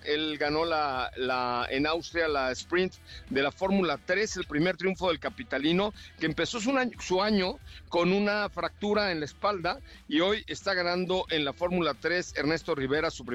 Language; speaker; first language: Spanish; native; Spanish